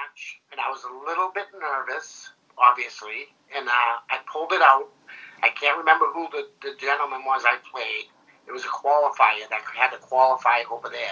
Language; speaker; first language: English; native; English